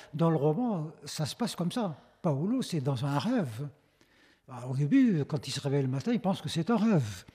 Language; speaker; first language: French; non-native, local second language; Arabic